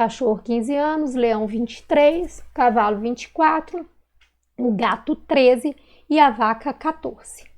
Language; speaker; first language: Portuguese; native; Portuguese